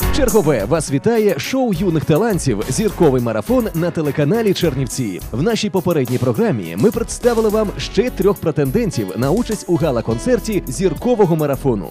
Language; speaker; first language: Ukrainian; native; Ukrainian